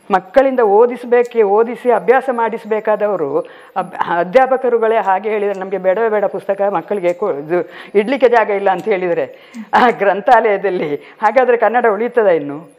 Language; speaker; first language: Kannada; non-native, local second language; Malayalam